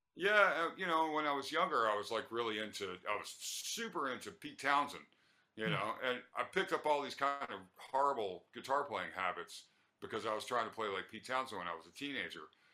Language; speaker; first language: English; native; English